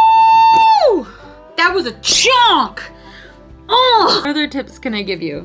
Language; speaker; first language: English; native; English